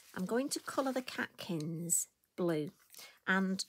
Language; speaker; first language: English; native; English